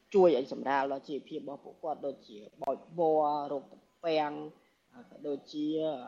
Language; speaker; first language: Khmer; native; Khmer